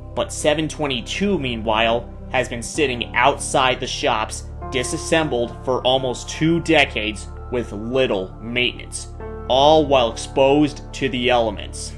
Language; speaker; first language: English; native; English